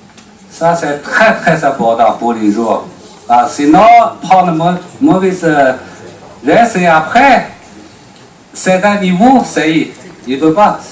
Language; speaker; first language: French; non-native, learner; Chinese